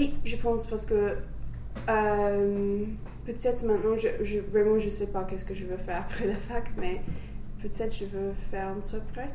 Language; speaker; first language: French; non-native, learner; English